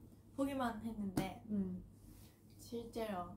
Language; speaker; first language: Korean; non-native, learner; Japanese